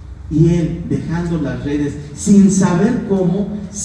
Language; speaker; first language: Spanish; native; Spanish